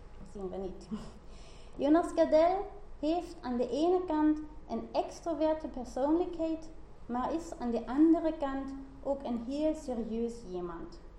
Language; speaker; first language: Dutch; non-native, learner; German